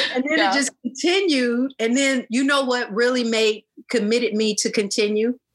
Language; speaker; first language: English; native; English